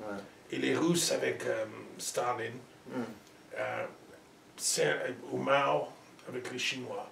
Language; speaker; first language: French; non-native, learner; English